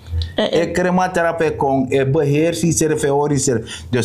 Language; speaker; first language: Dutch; non-native, local second language; Sranan Tongo